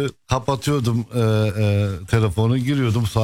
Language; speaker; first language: Turkish; non-native, fluent; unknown